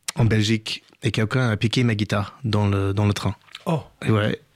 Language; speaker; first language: French; non-native, fluent; English